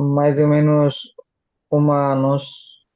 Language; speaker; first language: Portuguese; non-native, learner; Bangla